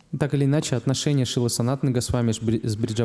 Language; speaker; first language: Russian; native; Russian